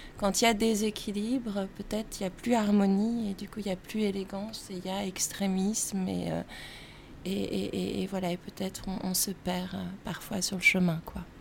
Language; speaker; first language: French; native; French